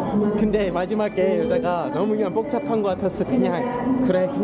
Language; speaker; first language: Korean; non-native, fluent; English